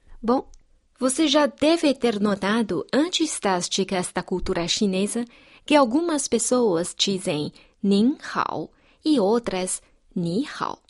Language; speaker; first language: Portuguese; non-native, fluent; Chinese